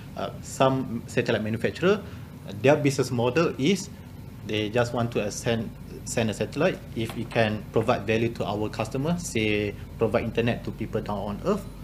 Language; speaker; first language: English; non-native, local second language; Malay